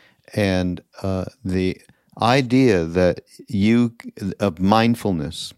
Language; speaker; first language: English; native; English